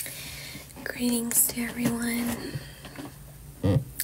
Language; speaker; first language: English; non-native, fluent; Georgian